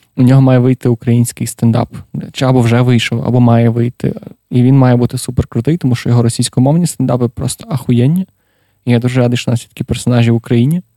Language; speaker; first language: Ukrainian; non-native, local second language; Russian